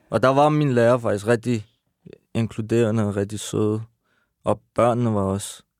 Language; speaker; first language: Danish; early bilingual, other home language; Persian